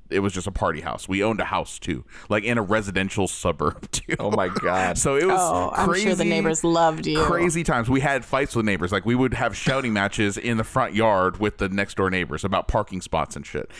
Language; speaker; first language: English; native; English